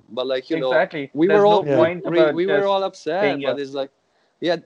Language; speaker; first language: English; non-native, fluent; Italian